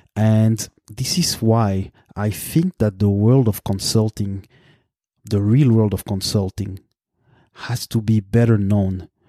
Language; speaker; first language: English; non-native, fluent; French